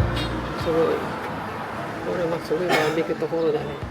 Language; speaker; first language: Japanese; non-native, learner; Filipino